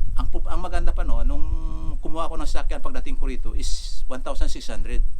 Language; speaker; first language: Filipino; native; Filipino